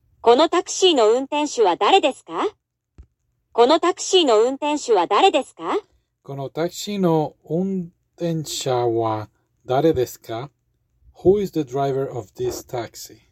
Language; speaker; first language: Japanese; non-native, learner; English